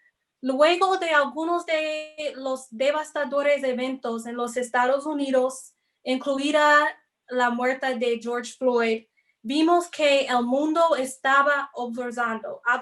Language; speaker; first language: Spanish; non-native, fluent; English